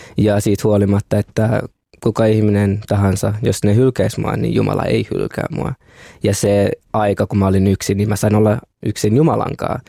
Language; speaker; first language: Finnish; early bilingual, other home language; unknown